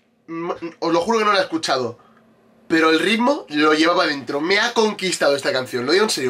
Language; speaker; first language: Spanish; native; Spanish